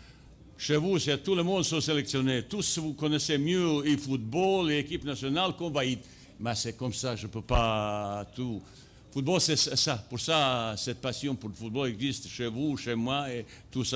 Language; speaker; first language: French; non-native, fluent; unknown